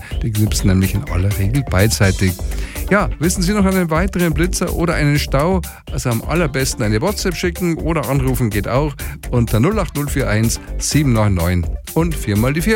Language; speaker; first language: German; native; German